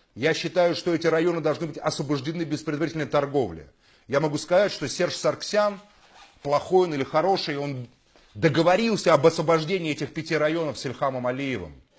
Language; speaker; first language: Russian; native; Russian